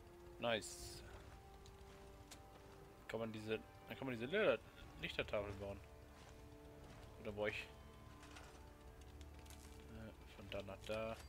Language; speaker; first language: German; native; German